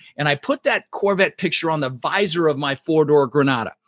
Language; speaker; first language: English; early bilingual, other home language; Dutch